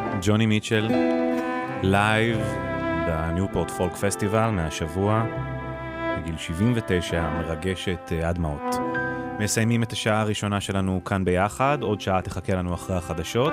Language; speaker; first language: Hebrew; native; Hebrew